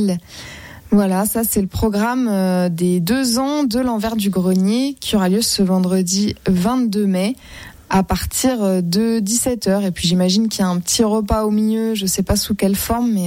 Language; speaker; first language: French; native; French